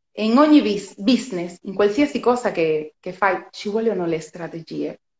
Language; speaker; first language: Italian; non-native, fluent; Spanish